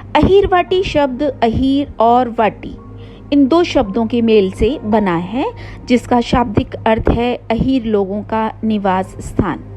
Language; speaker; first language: Hindi; native; Hindi